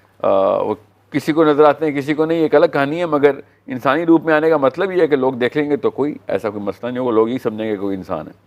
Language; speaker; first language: Hindi; native; Hindi